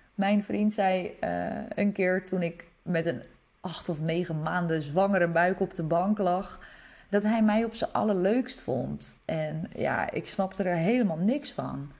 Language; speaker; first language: Dutch; native; Dutch